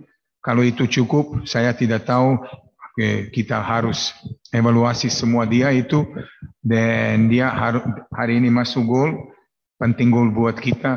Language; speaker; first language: Indonesian; non-native, fluent; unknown